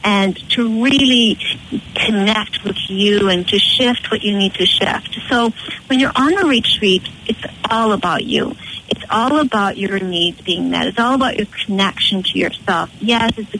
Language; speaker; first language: English; native; English